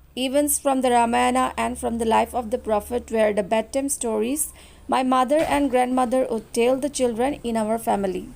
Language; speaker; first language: English; non-native, local second language; Assamese